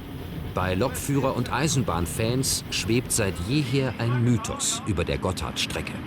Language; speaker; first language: German; native; German